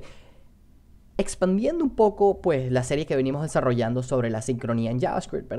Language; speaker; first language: Spanish; native; Spanish